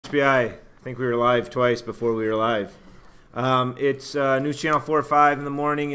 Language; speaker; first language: English; native; English